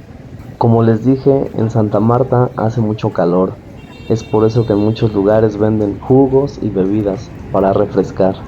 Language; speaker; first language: Spanish; native; Spanish